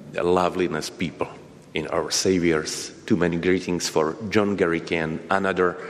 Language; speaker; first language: English; non-native, learner; Slovak